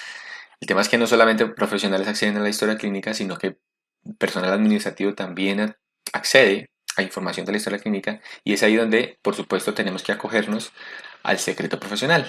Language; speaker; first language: Spanish; native; Spanish